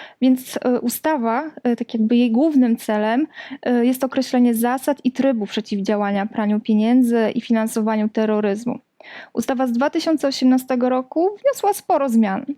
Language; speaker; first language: Polish; native; Polish